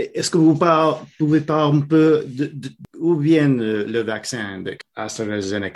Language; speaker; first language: French; non-native, learner; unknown